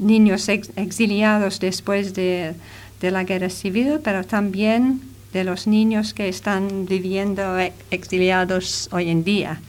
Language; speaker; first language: Spanish; non-native, fluent; English